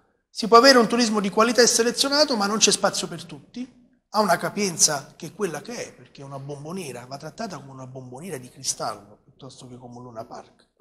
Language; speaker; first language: Italian; native; Italian